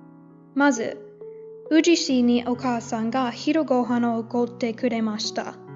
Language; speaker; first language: Japanese; non-native, learner; English